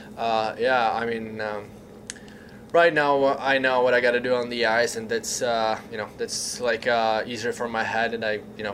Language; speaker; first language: English; non-native, learner; Czech